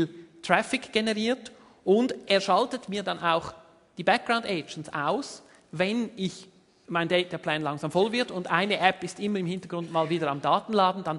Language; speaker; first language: German; native; German